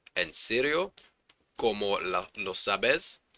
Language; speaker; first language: Spanish; non-native, learner; English